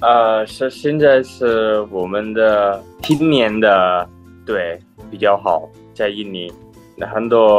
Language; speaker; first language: Chinese; non-native, fluent; Indonesian